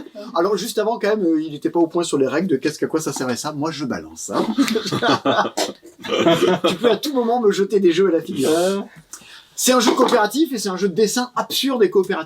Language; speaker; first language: French; native; French